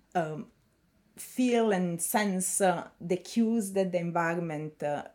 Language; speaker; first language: English; non-native, fluent; Italian